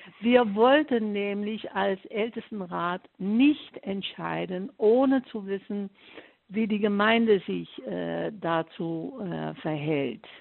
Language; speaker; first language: German; non-native, fluent; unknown